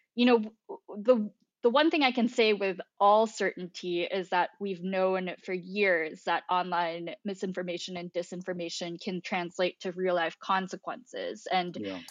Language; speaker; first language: English; non-native, local second language; Filipino